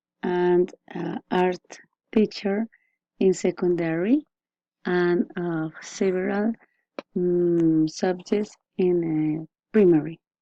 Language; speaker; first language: English; non-native, learner; Spanish